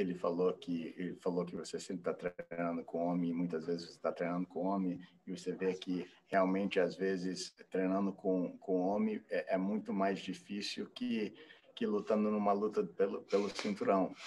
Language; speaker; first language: Portuguese; non-native, fluent; English